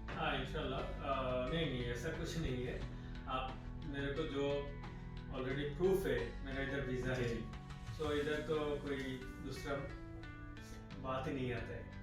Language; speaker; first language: Hindi; non-native, local second language; Bangla